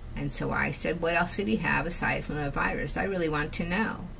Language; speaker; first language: English; native; English